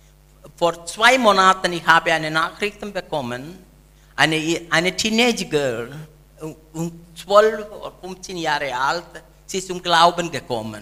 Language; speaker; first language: German; non-native, learner; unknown